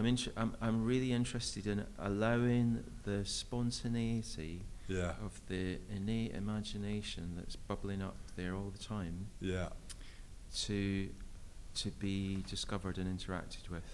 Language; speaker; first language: English; native; English